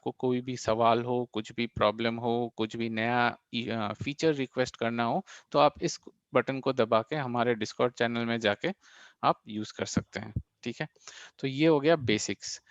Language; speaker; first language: Hindi; non-native, local second language; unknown